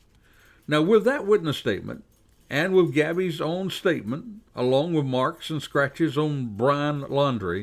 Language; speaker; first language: English; native; English